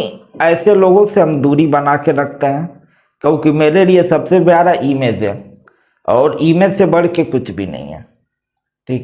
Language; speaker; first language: Hindi; native; Hindi